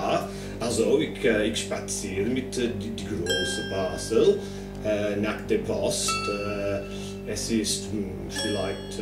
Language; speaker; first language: German; non-native, learner; English